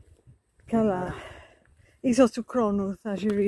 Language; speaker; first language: Greek; non-native, learner; English